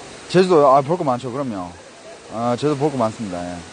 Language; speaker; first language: Korean; native; Korean